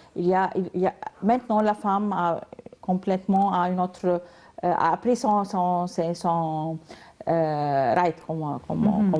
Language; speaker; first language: French; non-native, learner; Arabic